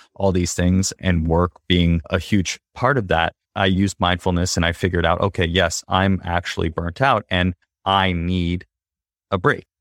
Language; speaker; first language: English; native; English